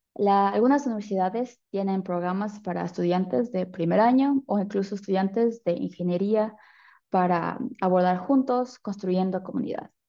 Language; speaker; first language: Spanish; early bilingual, heritage; Spanish